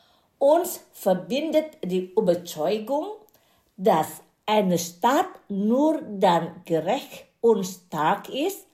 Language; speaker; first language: German; non-native, fluent; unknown